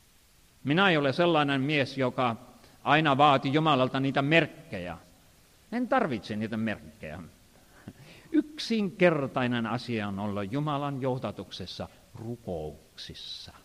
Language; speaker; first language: Finnish; non-native, fluent; Estonian